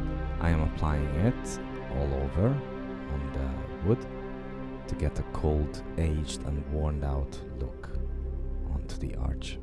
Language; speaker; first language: English; non-native, fluent; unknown